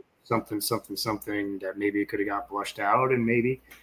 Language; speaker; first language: English; native; English